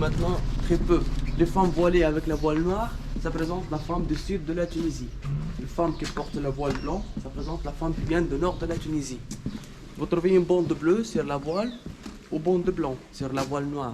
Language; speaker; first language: French; non-native, local second language; Arabic